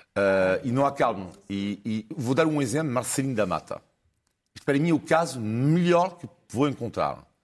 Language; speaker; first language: Portuguese; non-native, fluent; French